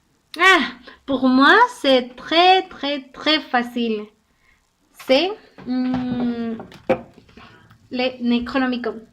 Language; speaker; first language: French; non-native, learner; Spanish